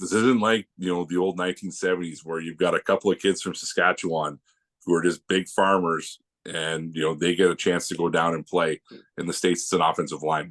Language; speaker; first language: English; native; English